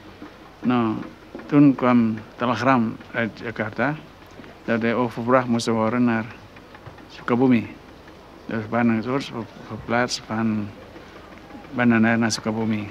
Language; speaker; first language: Dutch; non-native, local second language; Minangkabau